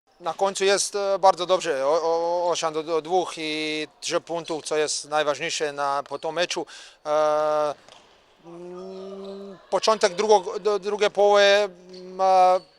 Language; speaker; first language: Polish; non-native, learner; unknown